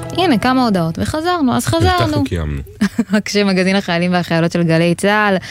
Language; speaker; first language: Hebrew; native; Hebrew